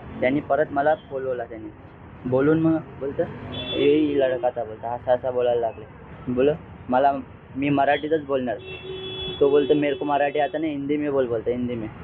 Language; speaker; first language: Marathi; native; Marathi